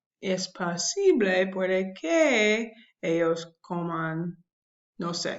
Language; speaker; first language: Spanish; non-native, learner; English